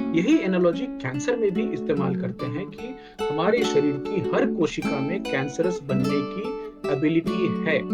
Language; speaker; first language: Hindi; native; Hindi